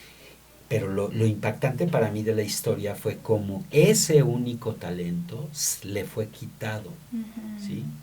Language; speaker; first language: Spanish; native; Spanish